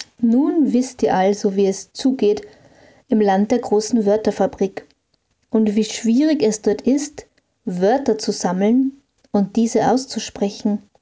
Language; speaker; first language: German; native; German